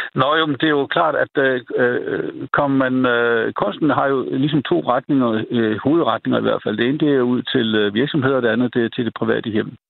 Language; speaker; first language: Danish; native; Danish